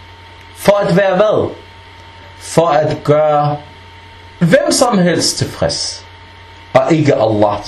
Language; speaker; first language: Danish; non-native, fluent; Arabic